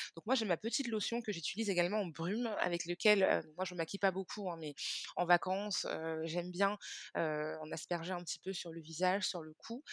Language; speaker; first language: French; early bilingual, other home language; Hebrew